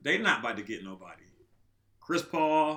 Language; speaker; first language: English; native; English